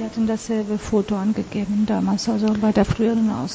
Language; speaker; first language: German; non-native, fluent; Italian